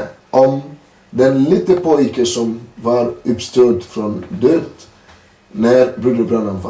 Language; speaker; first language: Swedish; non-native, learner; French